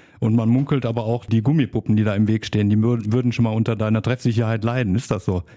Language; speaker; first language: German; native; German